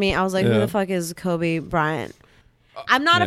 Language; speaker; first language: English; early bilingual, other home language; Arabic